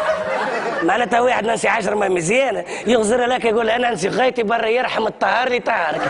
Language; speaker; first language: Arabic; native; Arabic